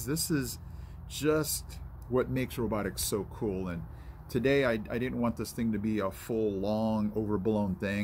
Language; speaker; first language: English; native; English